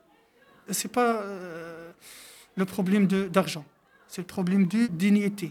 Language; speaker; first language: French; non-native, local second language; Arabic